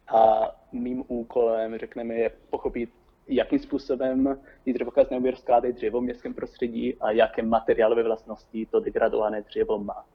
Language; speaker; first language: Czech; non-native, fluent; Italian